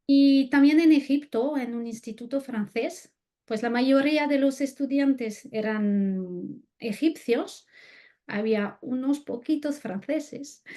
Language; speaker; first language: Spanish; non-native, fluent; French